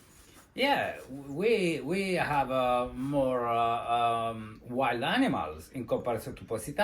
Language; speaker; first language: English; non-native, learner; Italian